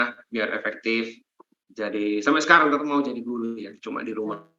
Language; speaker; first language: Indonesian; non-native, fluent; English